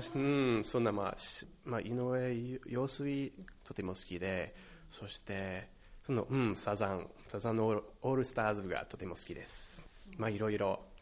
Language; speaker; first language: Japanese; non-native, fluent; English